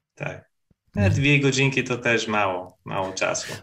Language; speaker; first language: Polish; non-native, fluent; English